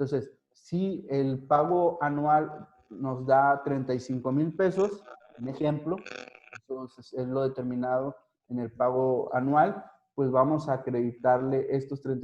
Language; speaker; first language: Spanish; native; Spanish